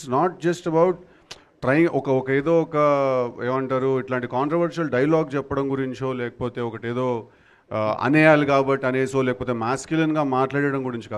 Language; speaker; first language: Telugu; native; Telugu